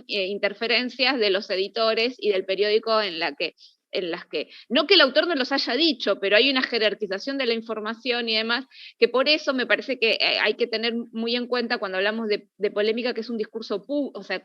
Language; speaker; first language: Spanish; native; Spanish